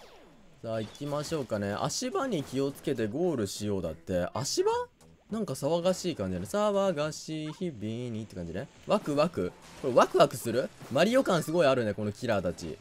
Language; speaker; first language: Japanese; native; Japanese